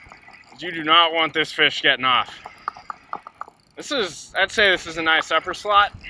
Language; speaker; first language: English; native; English